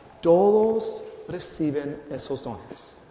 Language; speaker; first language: Spanish; non-native, fluent; English